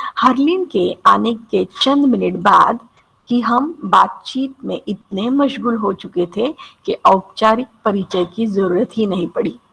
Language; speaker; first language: Hindi; non-native, local second language; Marathi